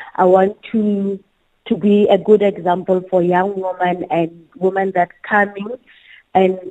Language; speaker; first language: English; non-native, local second language; Southern Sotho